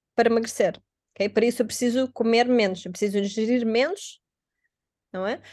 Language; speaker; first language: Portuguese; non-native, fluent; Russian